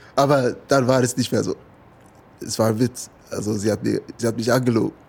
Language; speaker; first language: German; non-native, fluent; English